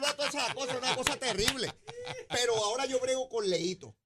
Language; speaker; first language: Spanish; native; Spanish